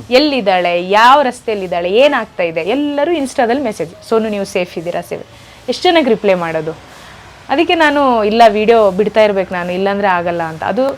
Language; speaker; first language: Kannada; non-native, local second language; Urdu